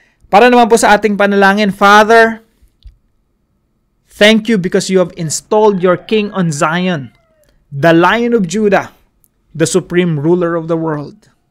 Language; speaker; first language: English; non-native, local second language; Filipino